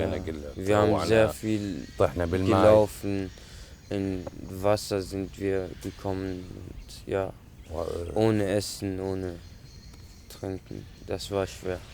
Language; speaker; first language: German; non-native, fluent; Arabic